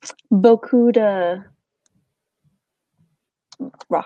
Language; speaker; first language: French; non-native, learner; English